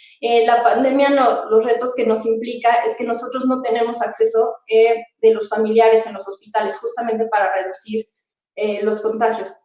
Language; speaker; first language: Spanish; native; Spanish